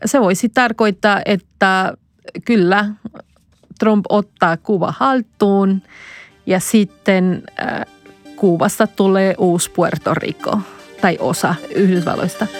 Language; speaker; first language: Finnish; non-native, fluent; Spanish